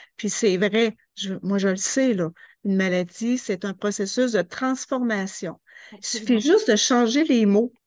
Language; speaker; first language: French; native; French